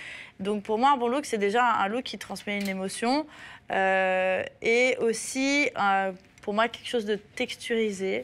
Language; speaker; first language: French; native; French